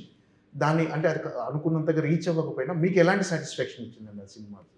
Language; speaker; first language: Telugu; native; Telugu